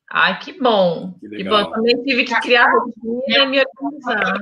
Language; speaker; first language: Portuguese; native; Portuguese